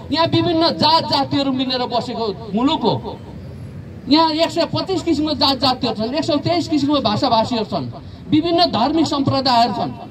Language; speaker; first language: Nepali; non-native, local second language; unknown